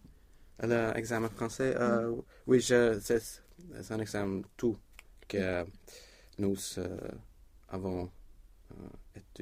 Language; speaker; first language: French; non-native, learner; Swedish